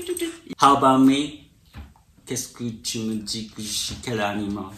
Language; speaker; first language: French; non-native, learner; Japanese